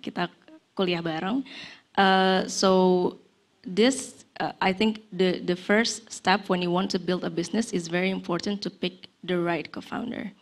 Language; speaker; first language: English; non-native, fluent; Indonesian